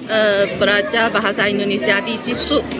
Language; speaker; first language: Indonesian; non-native, fluent; Chinese